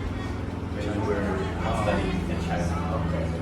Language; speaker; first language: English; non-native, local second language; Indonesian